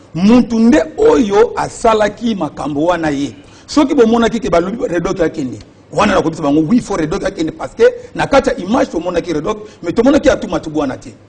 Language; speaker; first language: Lingala; non-native, local second language; Kongo